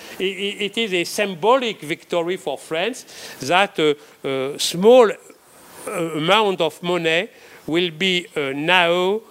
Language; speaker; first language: English; non-native, fluent; French